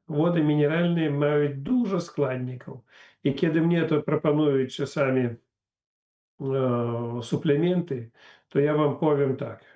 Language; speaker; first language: Polish; non-native, learner; Russian